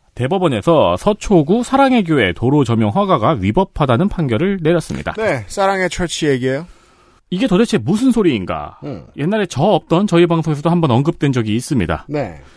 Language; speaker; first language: Korean; native; Korean